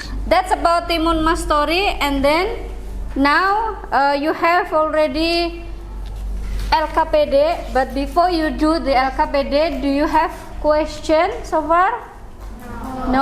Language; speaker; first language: English; non-native, fluent; Indonesian